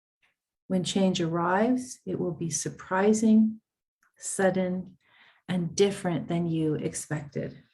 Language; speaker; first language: English; native; English